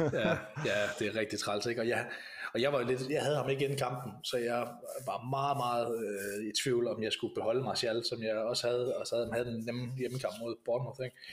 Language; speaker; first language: Danish; native; Danish